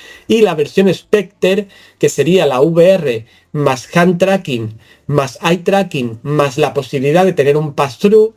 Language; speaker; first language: Spanish; native; Spanish